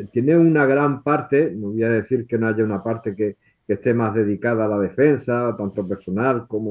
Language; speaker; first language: Spanish; native; Spanish